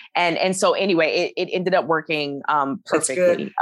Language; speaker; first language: English; native; English